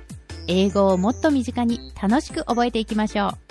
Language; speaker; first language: Japanese; native; Japanese